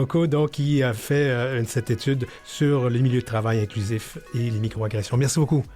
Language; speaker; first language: French; native; French